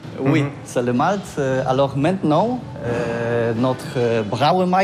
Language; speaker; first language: French; non-native, learner; Polish